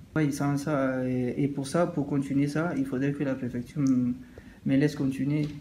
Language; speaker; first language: French; non-native, local second language; Fula